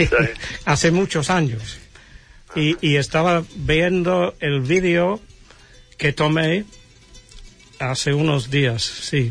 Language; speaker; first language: Spanish; non-native, fluent; English